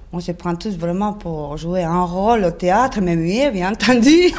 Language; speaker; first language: French; non-native, fluent; Spanish